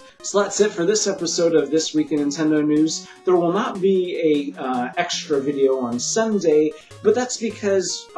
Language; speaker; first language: English; native; English